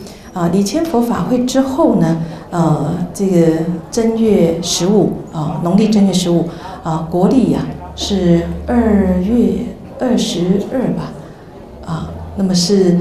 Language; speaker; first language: Chinese; native; Chinese